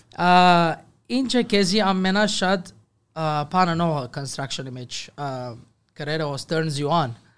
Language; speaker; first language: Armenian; early bilingual, heritage; Armenian